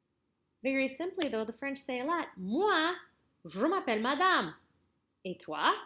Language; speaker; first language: French; non-native, learner; English